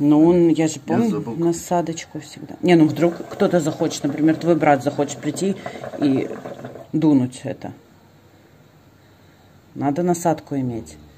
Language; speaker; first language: Russian; native; Russian